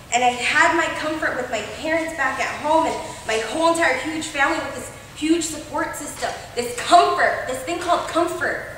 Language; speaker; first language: English; native; English